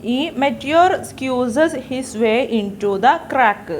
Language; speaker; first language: English; non-native, local second language; Malayalam